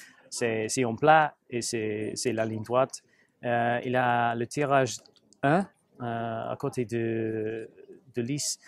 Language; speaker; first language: French; non-native, fluent; English